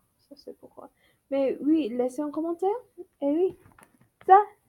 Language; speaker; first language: French; non-native, learner; English